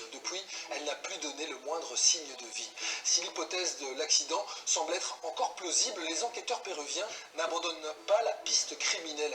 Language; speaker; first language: French; native; French